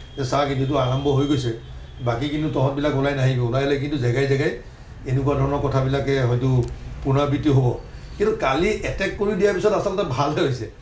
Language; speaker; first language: Assamese; native; Assamese